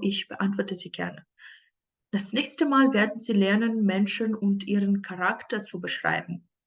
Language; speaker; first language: German; non-native, fluent; Ukrainian